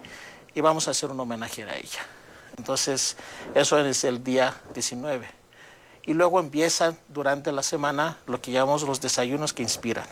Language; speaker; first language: Spanish; native; Spanish